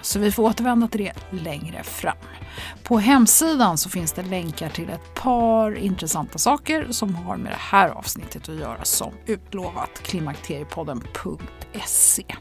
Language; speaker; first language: Swedish; native; Swedish